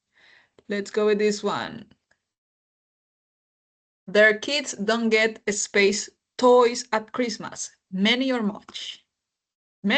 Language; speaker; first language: English; non-native, fluent; Spanish